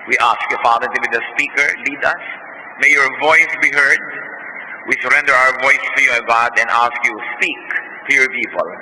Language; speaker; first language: English; non-native, local second language; Filipino